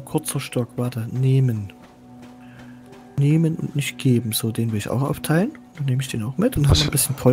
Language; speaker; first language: German; native; German